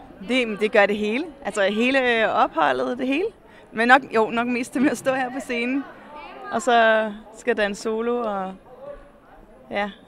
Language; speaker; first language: Danish; native; Danish